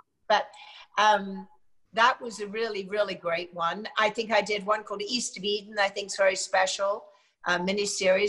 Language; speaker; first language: English; native; English